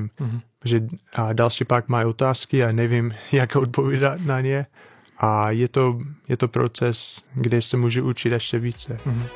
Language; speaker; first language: Czech; non-native, fluent; English